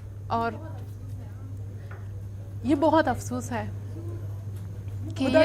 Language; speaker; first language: Hindi; non-native, learner; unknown